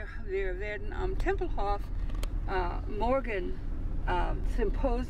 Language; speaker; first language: German; non-native, learner; English